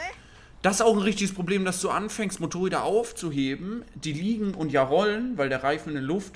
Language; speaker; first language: German; native; German